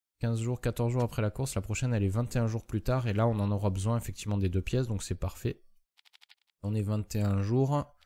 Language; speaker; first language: French; native; French